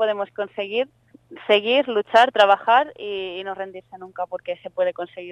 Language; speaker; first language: Spanish; native; Spanish